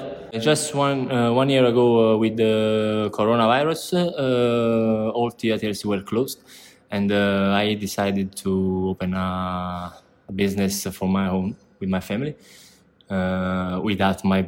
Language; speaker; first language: English; non-native, learner; Italian